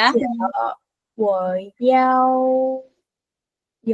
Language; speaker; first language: Chinese; non-native, learner; Vietnamese